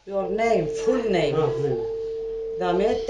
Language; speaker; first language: English; non-native, local second language; Greek